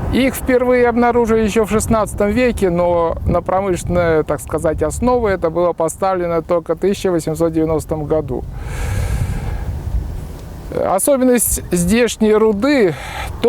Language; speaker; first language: Russian; native; Russian